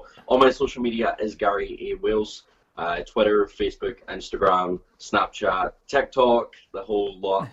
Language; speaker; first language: English; native; English